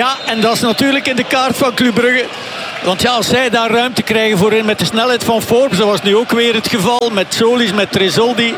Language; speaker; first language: Dutch; native; Dutch